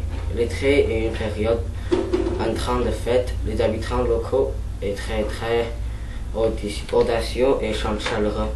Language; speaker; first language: French; non-native, learner; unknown